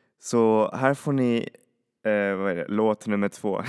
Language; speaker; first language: Swedish; native; Swedish